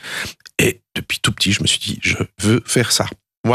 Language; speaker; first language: French; native; French